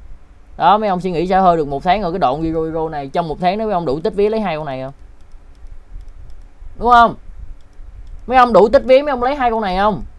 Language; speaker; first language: Vietnamese; native; Vietnamese